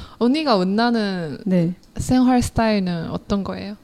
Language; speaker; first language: Korean; non-native, learner; Chinese